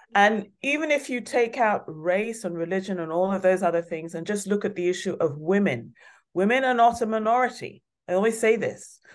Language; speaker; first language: English; non-native, local second language; Yoruba